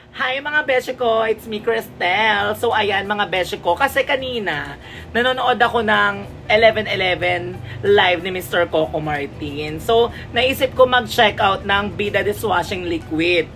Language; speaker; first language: Filipino; native; Filipino